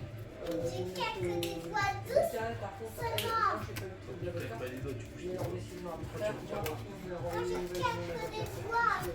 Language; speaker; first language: French; native; French